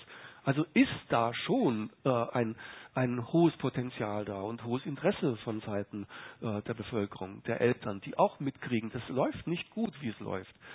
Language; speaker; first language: German; native; German